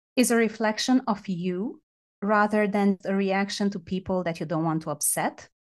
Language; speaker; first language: English; non-native, fluent; Romanian